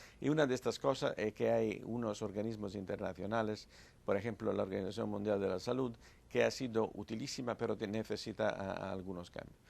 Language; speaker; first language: Spanish; non-native, fluent; Italian